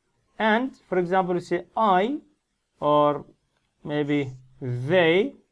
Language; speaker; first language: English; non-native, fluent; Arabic